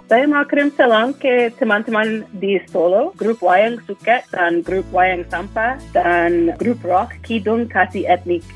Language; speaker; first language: Indonesian; non-native, fluent; English